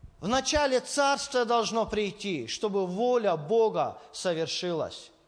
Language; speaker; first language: Russian; native; Russian